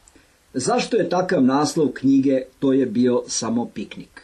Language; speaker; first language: Croatian; native; Croatian